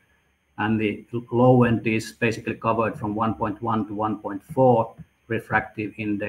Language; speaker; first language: English; non-native, fluent; Finnish